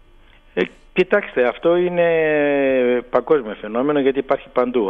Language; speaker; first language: Greek; native; Greek